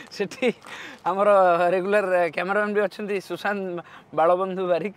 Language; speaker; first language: Hindi; non-native, local second language; Odia